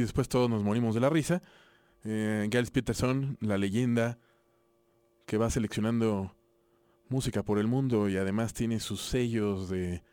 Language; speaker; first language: Spanish; native; Spanish